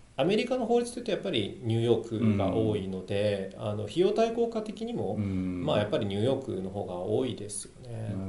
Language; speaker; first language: Japanese; non-native, fluent; Chinese